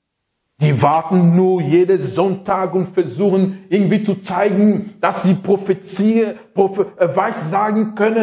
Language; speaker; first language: German; non-native, fluent; French